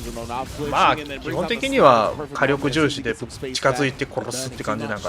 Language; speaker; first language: Japanese; native; Japanese